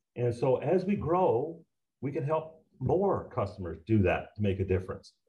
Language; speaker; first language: English; native; English